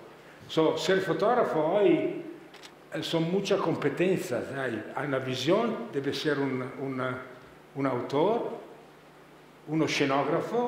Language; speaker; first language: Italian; non-native, fluent; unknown